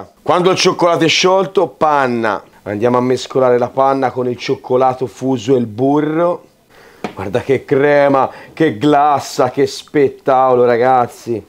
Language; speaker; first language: Italian; native; Italian